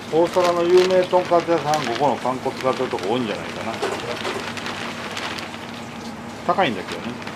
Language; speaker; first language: Japanese; native; Japanese